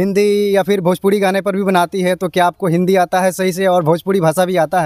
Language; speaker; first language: Hindi; native; Hindi